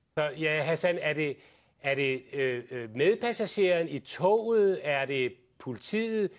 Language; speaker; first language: Danish; native; Danish